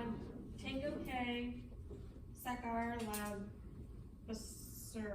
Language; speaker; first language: Spanish; non-native, learner; English